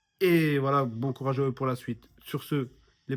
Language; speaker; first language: French; native; French